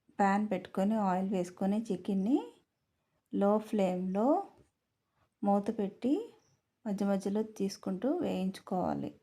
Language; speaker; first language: Telugu; native; Telugu